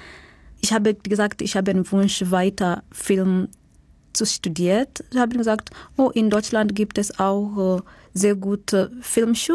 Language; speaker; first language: German; non-native, fluent; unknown